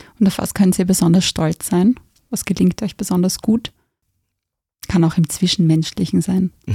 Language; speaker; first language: German; native; German